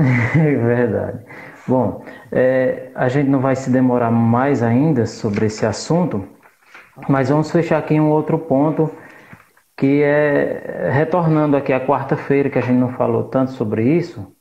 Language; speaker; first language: Portuguese; native; Portuguese